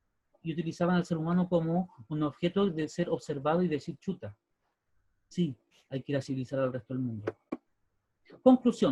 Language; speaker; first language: Spanish; native; Spanish